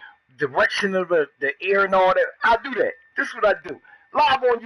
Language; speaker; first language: English; native; English